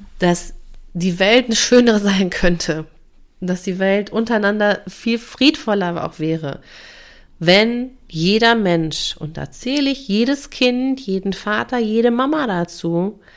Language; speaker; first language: German; native; German